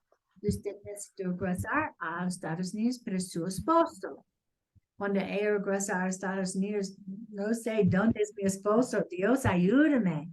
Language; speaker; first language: Spanish; non-native, learner; English